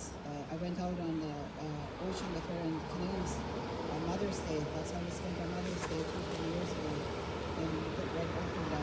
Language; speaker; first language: English; native; English